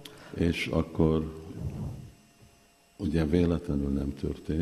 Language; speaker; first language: Hungarian; non-native, learner; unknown